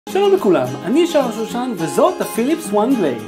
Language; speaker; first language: Hebrew; native; Hebrew